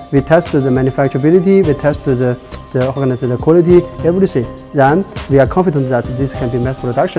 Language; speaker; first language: English; non-native, fluent; Chinese